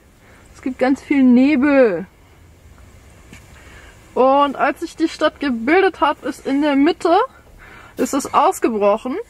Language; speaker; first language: German; non-native, fluent; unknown